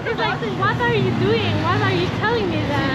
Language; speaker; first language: English; non-native, fluent; Spanish